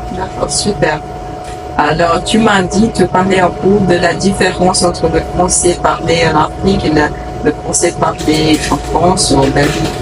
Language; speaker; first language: French; non-native, fluent; Portuguese